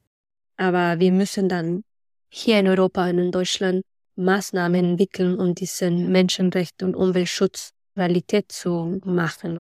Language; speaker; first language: German; non-native, fluent; Spanish